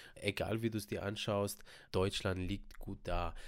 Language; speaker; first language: German; early bilingual, other home language; Romanian